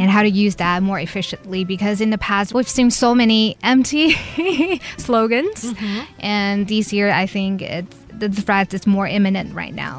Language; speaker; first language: English; non-native, fluent; Chinese